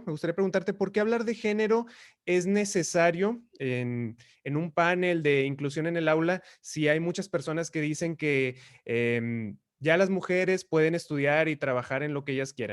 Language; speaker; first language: Spanish; native; Spanish